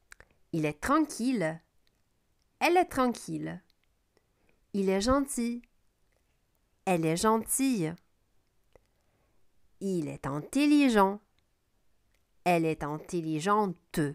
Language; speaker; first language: French; non-native, fluent; Italian